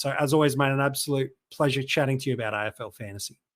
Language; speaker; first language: English; native; English